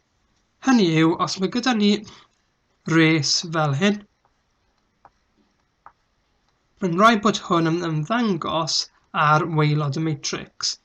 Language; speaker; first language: Welsh; native; Welsh